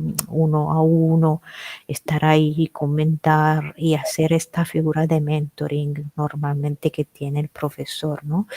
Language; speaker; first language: Spanish; non-native, fluent; Italian